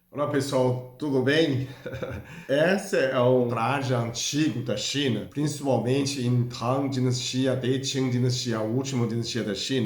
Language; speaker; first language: Portuguese; non-native, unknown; Chinese